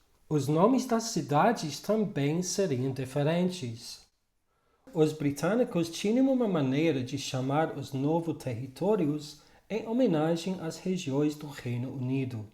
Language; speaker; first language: Portuguese; non-native, fluent; English